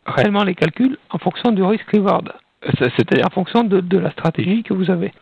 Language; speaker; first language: French; non-native, fluent; Russian